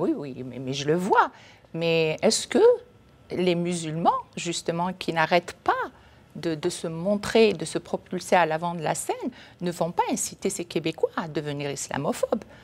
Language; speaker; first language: French; non-native, local second language; Kabyle